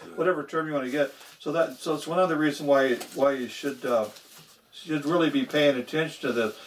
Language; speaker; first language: English; native; English